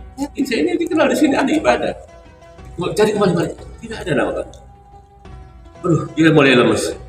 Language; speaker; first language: Indonesian; native; Indonesian